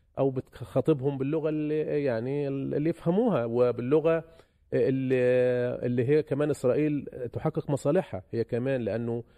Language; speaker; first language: Arabic; native; Arabic